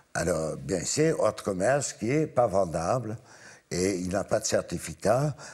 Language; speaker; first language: French; non-native, fluent; Hungarian